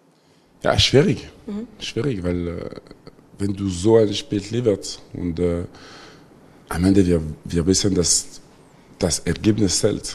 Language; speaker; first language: German; non-native, local second language; French